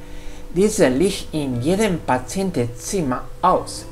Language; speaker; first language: German; non-native, fluent; Spanish